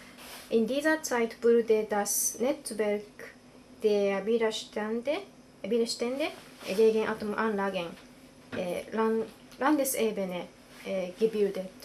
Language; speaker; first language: German; non-native, learner; Japanese